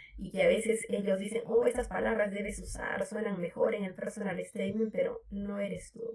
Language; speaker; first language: Spanish; native; Spanish